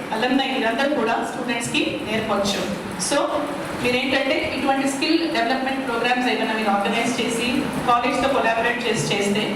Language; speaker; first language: Telugu; non-native, local second language; Kannada